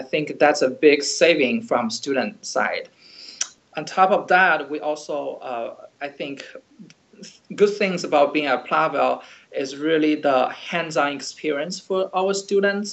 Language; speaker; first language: English; non-native, fluent; Chinese